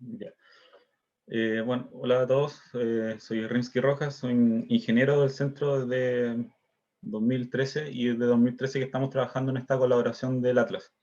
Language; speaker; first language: Spanish; native; Spanish